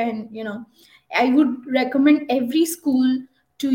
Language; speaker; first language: English; non-native, local second language; Hindi